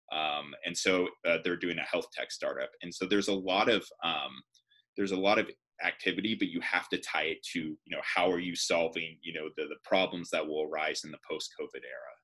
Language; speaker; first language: English; native; English